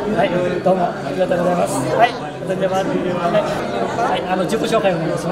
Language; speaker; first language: Japanese; non-native, fluent; Newari